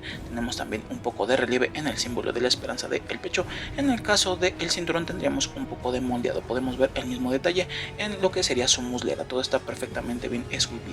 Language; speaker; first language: Spanish; native; Spanish